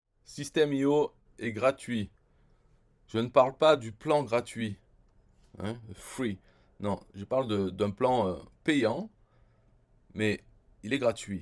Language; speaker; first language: French; native; French